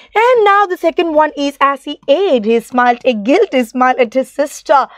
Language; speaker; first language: English; non-native, local second language; Malayalam